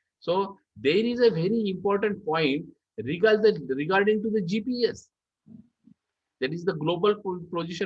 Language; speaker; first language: English; non-native, local second language; Marathi